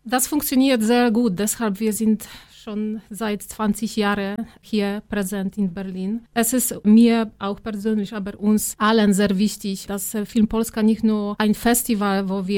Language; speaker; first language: German; non-native, fluent; Polish